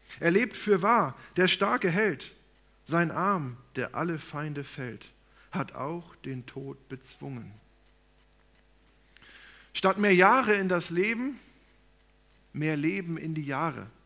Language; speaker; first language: German; native; German